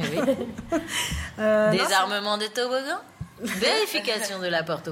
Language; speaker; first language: French; native; French